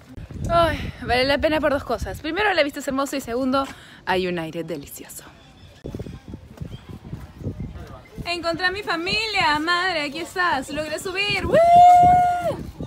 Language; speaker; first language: Spanish; native; Spanish